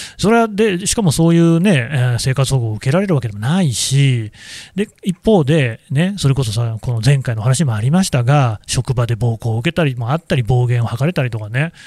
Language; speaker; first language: Japanese; native; Japanese